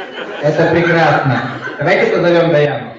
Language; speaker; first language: Russian; native; Russian